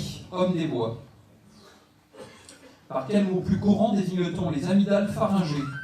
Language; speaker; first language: French; native; French